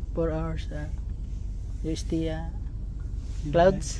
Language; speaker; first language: English; non-native, learner; Filipino